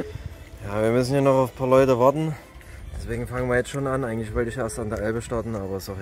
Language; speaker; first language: German; native; German